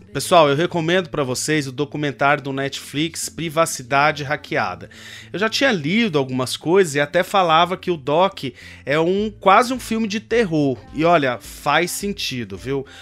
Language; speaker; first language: Portuguese; native; Portuguese